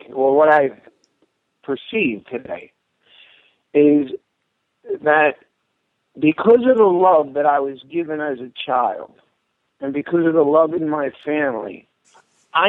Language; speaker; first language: English; native; English